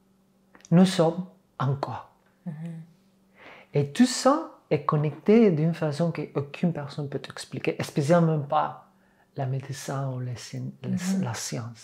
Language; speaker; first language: French; non-native, fluent; Catalan